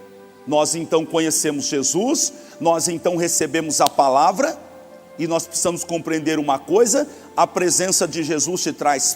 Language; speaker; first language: Portuguese; native; Portuguese